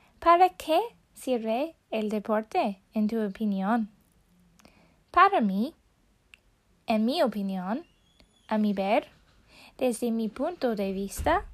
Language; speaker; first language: Spanish; non-native, fluent; English